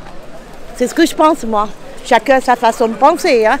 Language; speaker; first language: French; native; French